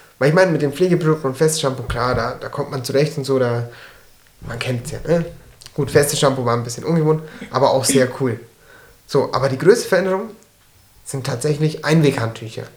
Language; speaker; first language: German; early bilingual, other home language; Turkish